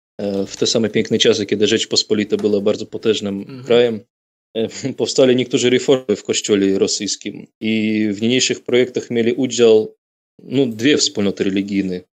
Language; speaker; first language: Polish; non-native, fluent; Russian